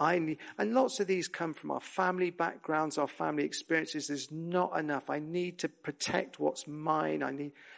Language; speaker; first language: English; native; English